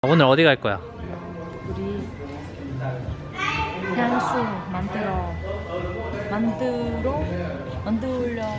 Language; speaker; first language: Korean; non-native, learner; Vietnamese